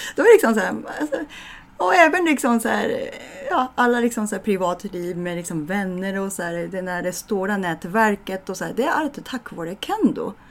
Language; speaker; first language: Swedish; non-native, fluent; Japanese